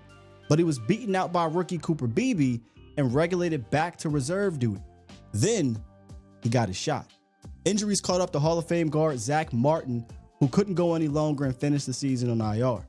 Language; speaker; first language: English; native; English